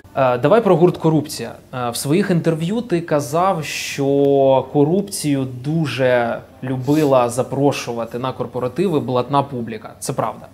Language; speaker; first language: Ukrainian; native; Ukrainian